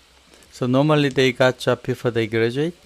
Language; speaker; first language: English; non-native, learner; Korean